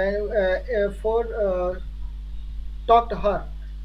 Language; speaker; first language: English; non-native, learner; Hindi